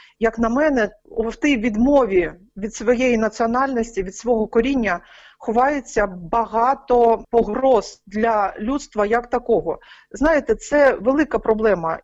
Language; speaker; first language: Ukrainian; native; Ukrainian